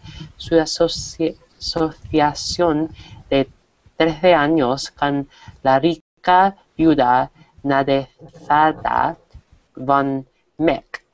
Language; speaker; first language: Spanish; non-native, learner; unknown